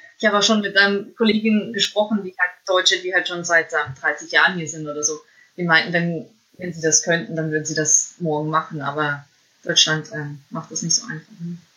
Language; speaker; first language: German; native; German